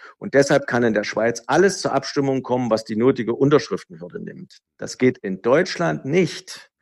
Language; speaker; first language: German; native; German